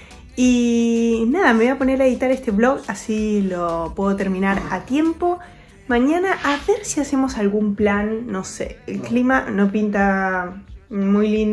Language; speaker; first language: Spanish; native; Spanish